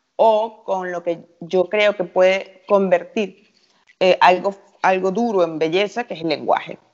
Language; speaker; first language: Spanish; native; Spanish